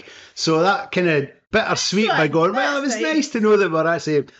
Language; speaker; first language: English; native; English